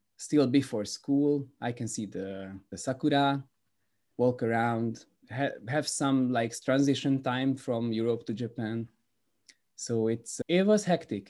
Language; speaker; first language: English; non-native, fluent; Hungarian